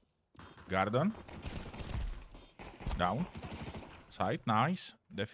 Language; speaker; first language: English; non-native, learner; Czech